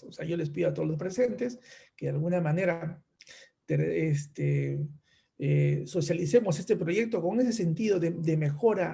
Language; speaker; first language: Spanish; native; Spanish